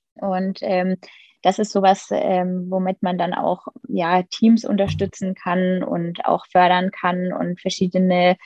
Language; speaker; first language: German; native; German